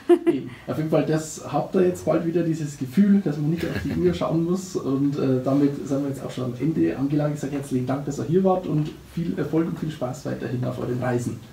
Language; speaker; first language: German; native; German